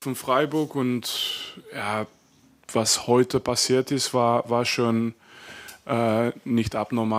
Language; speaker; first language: German; non-native, fluent; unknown